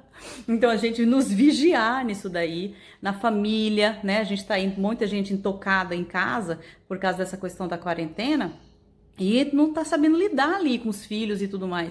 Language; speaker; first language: Portuguese; native; Portuguese